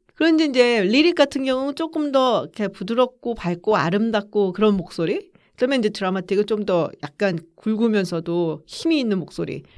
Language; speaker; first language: Korean; native; Korean